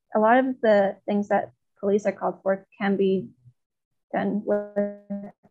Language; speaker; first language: English; non-native, fluent; Chinese